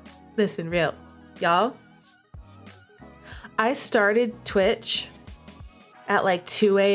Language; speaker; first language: English; native; English